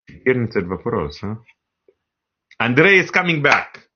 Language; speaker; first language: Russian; non-native, learner; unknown